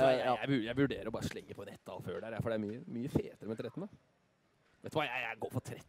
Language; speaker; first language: Norwegian; native; Norwegian